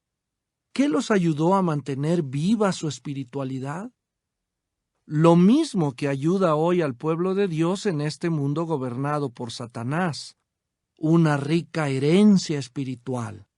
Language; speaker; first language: Spanish; native; Spanish